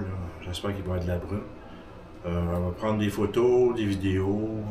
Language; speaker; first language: French; native; French